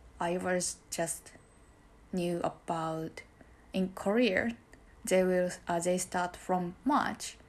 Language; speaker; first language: English; non-native, learner; Japanese